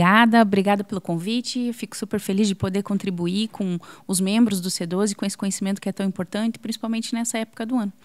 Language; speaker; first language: Portuguese; native; Portuguese